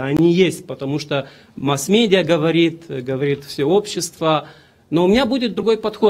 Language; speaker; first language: Russian; non-native, local second language; Romanian